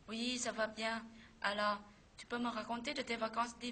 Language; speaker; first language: French; non-native, learner; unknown